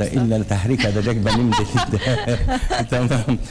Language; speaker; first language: Turkish; non-native, learner; Arabic